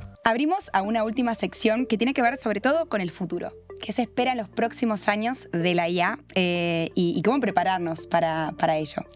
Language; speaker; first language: Spanish; native; Spanish